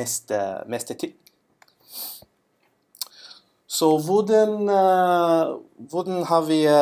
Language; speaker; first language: Norwegian; non-native, learner; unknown